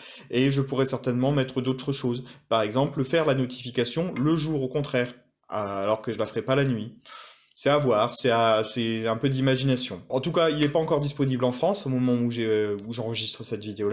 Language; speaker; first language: French; native; French